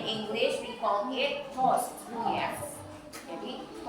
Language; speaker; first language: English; non-native, learner; Indonesian